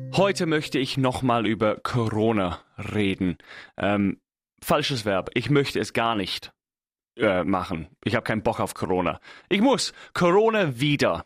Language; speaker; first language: German; non-native, fluent; English